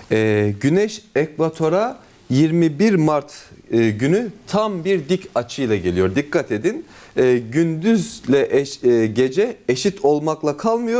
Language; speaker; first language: Turkish; native; Turkish